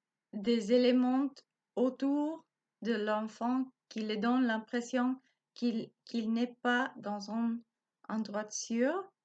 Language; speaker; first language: French; non-native, learner; Spanish